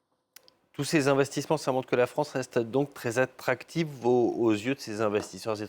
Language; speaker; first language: French; native; French